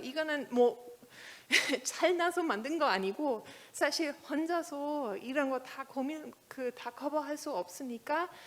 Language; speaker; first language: Korean; non-native, fluent; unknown